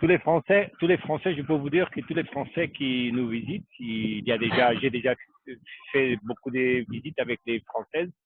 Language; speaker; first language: French; non-native, fluent; Portuguese